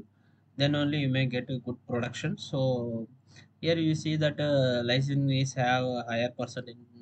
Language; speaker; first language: English; non-native, local second language; Tamil